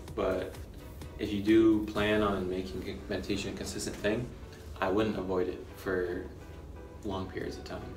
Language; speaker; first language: English; native; English